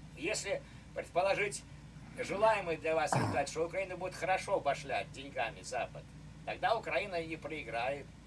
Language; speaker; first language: Russian; native; Russian